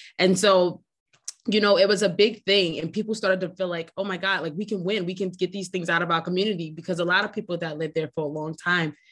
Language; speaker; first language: English; native; English